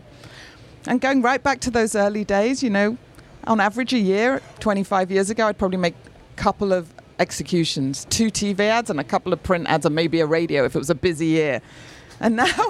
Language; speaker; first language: English; native; English